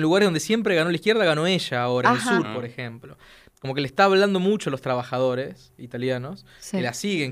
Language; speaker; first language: Spanish; native; Spanish